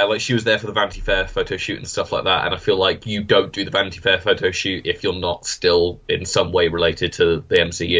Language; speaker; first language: English; native; English